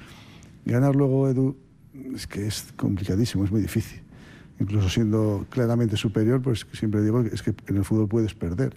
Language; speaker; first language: Spanish; native; Spanish